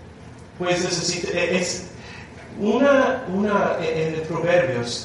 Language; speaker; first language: Spanish; non-native, learner; English